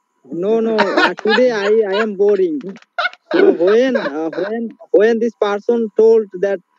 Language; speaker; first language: English; non-native, learner; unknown